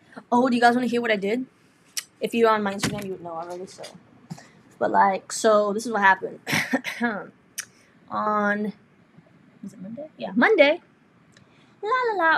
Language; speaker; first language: English; early bilingual, other home language; Spanish